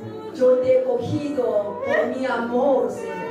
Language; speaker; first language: Spanish; non-native, learner; Korean